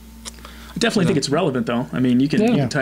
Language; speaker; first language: English; native; English